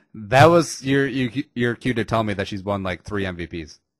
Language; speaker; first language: English; native; English